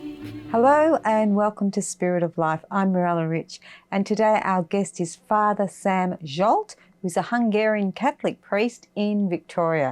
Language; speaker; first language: English; native; English